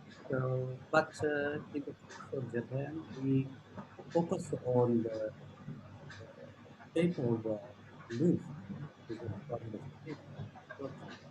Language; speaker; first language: English; non-native, learner; Japanese